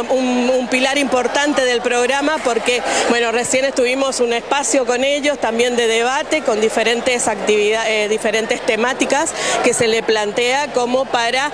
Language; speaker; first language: Spanish; native; Spanish